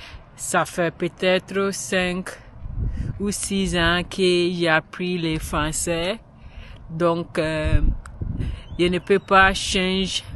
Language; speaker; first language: French; non-native, learner; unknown